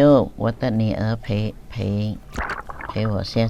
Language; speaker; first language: Chinese; early bilingual, heritage; Chinese